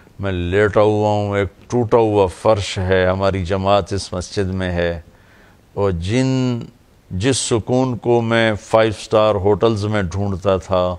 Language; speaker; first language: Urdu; non-native, local second language; Punjabi